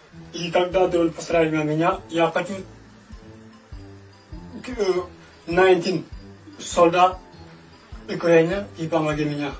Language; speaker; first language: Russian; non-native, learner; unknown